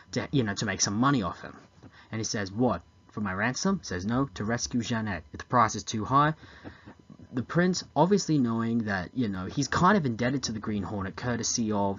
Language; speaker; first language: English; native; English